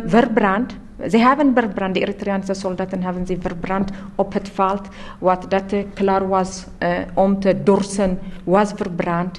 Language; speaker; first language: Dutch; non-native, learner; Tigrinya